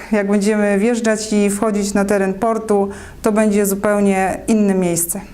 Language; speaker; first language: Polish; native; Polish